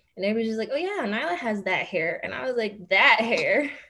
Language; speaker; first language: English; native; English